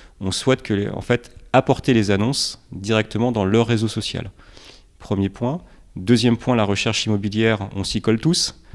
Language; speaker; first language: French; early bilingual, other home language; Romanian